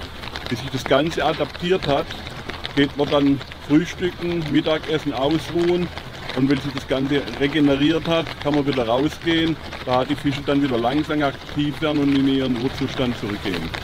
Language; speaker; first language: German; native; German